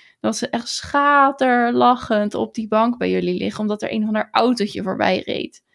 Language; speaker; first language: Dutch; native; Dutch